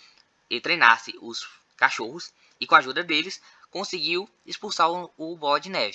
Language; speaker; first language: Portuguese; native; Portuguese